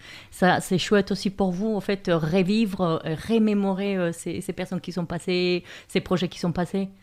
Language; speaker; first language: French; non-native, fluent; Spanish